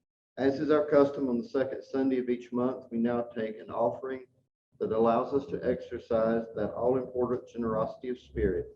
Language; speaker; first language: English; native; English